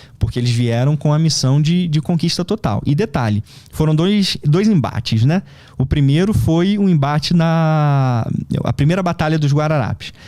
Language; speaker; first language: Portuguese; native; Portuguese